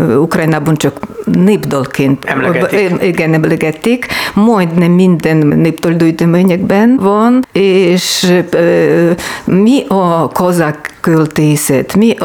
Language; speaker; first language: Hungarian; non-native, learner; Ukrainian